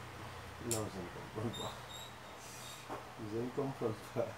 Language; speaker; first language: French; non-native, learner; Wolof